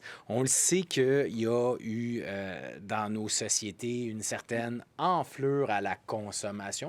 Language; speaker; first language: French; native; French